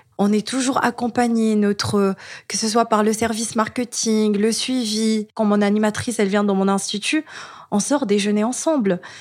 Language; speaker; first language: French; non-native, local second language; Arabic